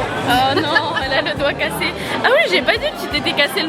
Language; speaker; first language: French; native; French